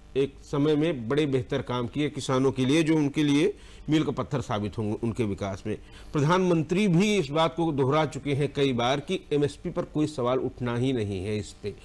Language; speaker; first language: Hindi; native; Hindi